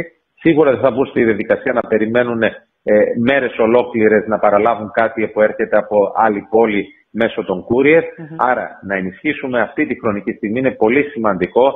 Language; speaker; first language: Greek; native; Greek